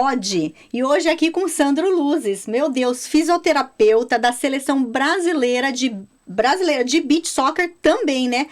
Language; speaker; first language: Portuguese; native; Portuguese